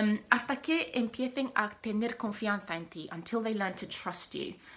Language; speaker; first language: Spanish; non-native, fluent; English